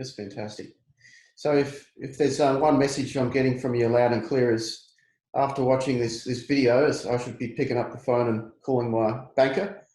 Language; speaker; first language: English; native; English